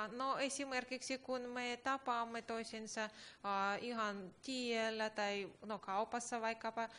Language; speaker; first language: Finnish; non-native, learner; Ukrainian